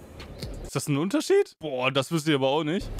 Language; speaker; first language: German; native; German